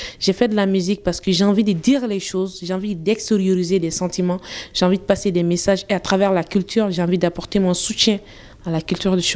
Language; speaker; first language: French; non-native, local second language; Bambara